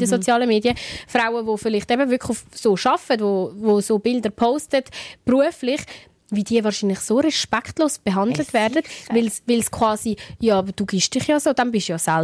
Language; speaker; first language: German; native; German